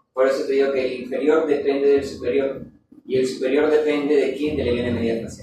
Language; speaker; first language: Spanish; native; Spanish